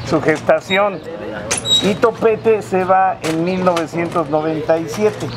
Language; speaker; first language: Spanish; native; Spanish